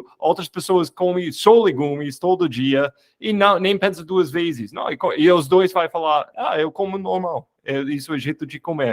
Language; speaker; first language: Portuguese; non-native, fluent; English